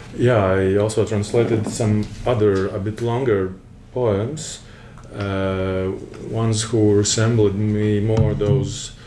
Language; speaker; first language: English; non-native, fluent; Latvian